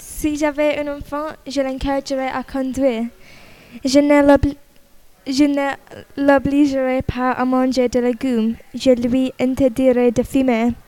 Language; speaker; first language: French; non-native, learner; English